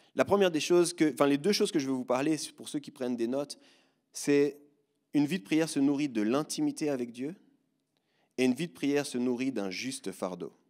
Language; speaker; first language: French; native; French